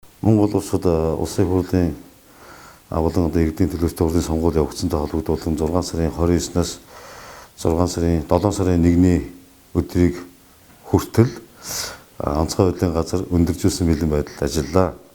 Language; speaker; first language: Mongolian; native; Mongolian